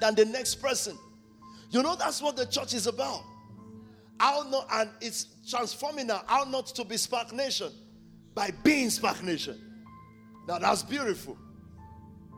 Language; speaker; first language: English; non-native, local second language; Yoruba